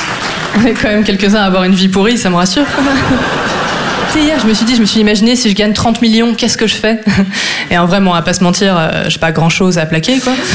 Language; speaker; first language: French; native; French